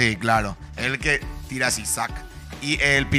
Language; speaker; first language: Spanish; native; Spanish